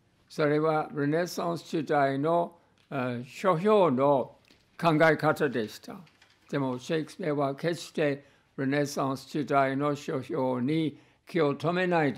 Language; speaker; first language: Japanese; non-native, fluent; English